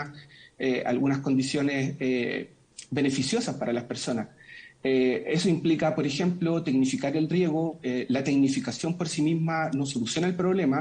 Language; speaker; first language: Spanish; native; Spanish